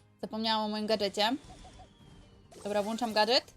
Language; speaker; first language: Polish; native; Polish